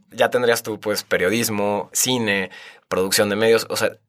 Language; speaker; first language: Spanish; native; Spanish